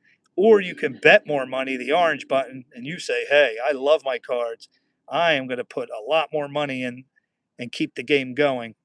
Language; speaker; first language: English; native; English